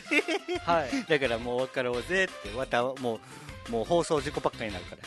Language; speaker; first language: Japanese; native; Japanese